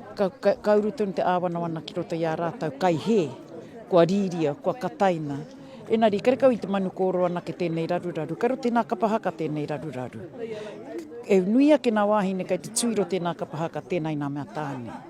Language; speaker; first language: Māori; native; Māori